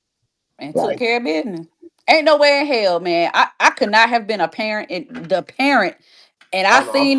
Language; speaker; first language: English; native; English